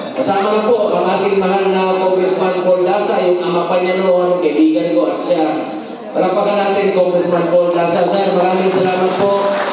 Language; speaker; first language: Filipino; non-native, local second language; Cebuano